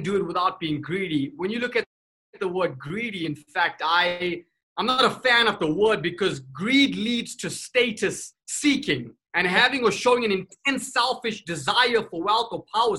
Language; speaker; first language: English; native; English